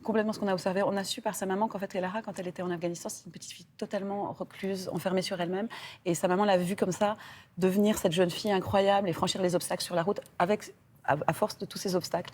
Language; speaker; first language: French; native; French